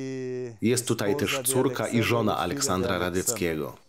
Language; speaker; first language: Polish; native; Polish